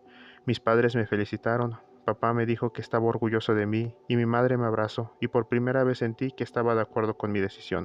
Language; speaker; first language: Spanish; native; Spanish